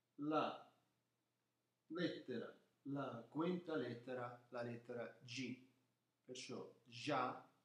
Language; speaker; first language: Italian; non-native, fluent; Arabic